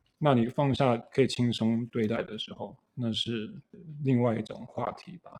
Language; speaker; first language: Chinese; early bilingual, heritage; Chinese